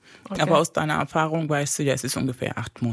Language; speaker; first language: German; non-native, fluent; Spanish